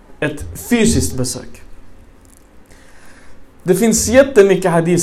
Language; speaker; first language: Swedish; early bilingual, other home language; Arabic